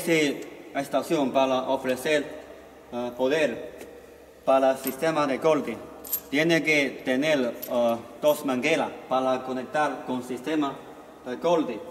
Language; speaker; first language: Spanish; non-native, learner; Chinese